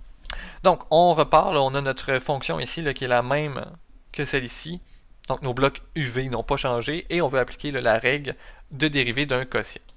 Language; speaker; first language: French; native; French